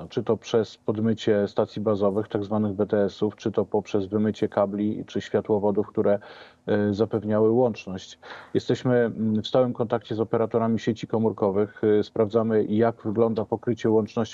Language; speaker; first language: Polish; native; Polish